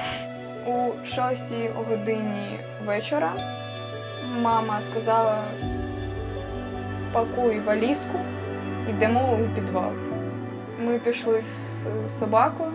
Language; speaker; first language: Ukrainian; native; Ukrainian